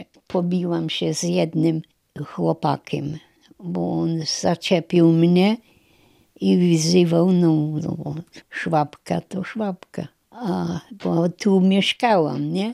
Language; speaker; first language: Polish; non-native, local second language; German